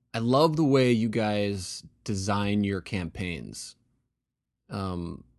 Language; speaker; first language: English; native; English